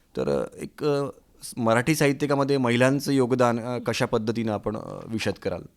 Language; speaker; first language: Marathi; native; Marathi